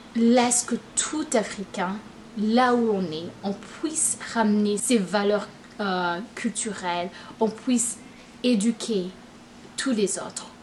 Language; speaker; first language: French; non-native, local second language; Rundi